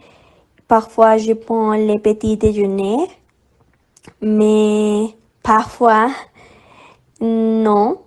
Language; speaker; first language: French; non-native, learner; Spanish